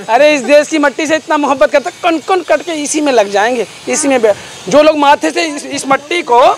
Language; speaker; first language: Hindi; native; Hindi